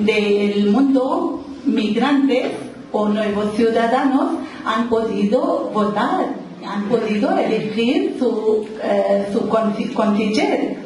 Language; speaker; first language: Spanish; non-native, local second language; Urdu